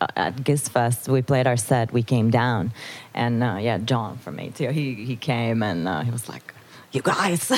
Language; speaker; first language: English; non-native, fluent; Turkish